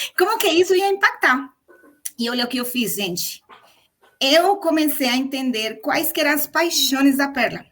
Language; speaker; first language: Portuguese; non-native, fluent; Spanish